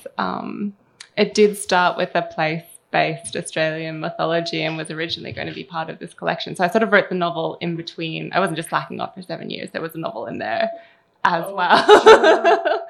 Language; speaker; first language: English; native; English